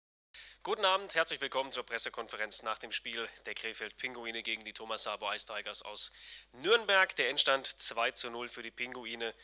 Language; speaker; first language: German; native; German